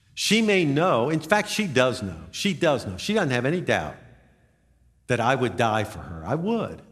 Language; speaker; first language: English; native; English